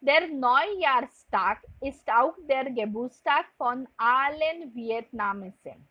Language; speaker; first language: German; non-native, fluent; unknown